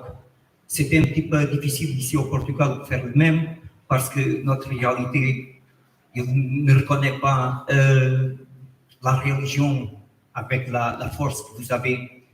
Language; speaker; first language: French; non-native, fluent; Portuguese